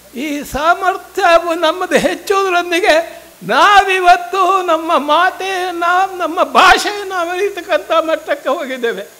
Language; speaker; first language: Kannada; non-native, local second language; Tulu